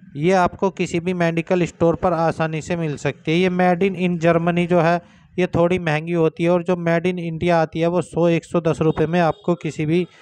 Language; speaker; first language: Hindi; native; Hindi